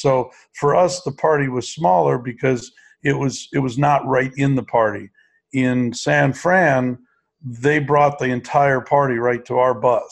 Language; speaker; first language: English; native; English